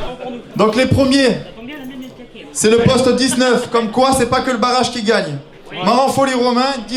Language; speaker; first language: French; native; French